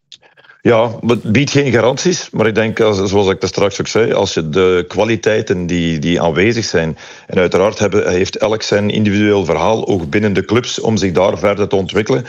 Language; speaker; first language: Dutch; native; Dutch